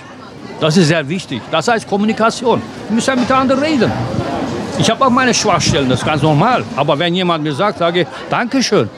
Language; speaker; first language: German; non-native, fluent; Turkish